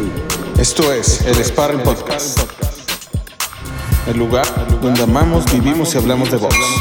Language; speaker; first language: Spanish; native; Spanish